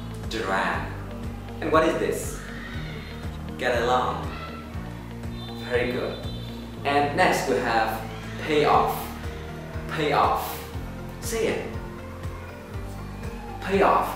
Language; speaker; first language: English; non-native, fluent; Vietnamese